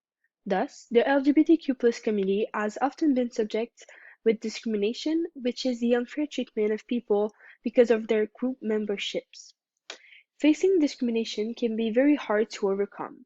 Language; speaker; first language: English; non-native, local second language; French